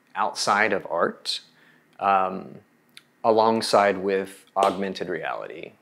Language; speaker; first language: English; native; English